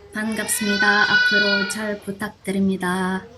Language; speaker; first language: Korean; non-native, learner; Indonesian